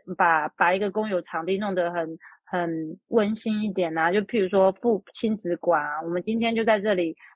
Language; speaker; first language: Chinese; native; Chinese